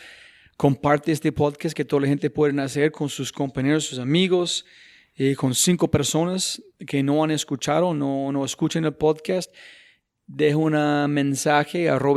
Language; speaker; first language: Spanish; non-native, fluent; English